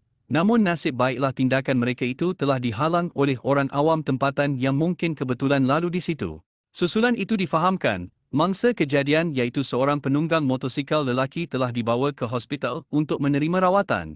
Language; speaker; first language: Malay; native; Malay